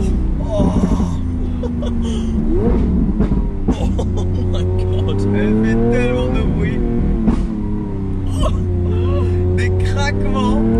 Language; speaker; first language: French; native; French